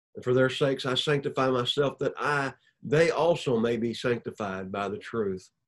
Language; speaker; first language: English; native; English